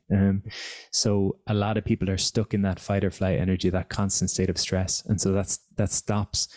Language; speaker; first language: English; native; English